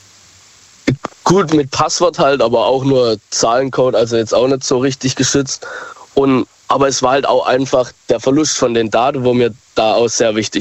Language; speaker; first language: German; native; German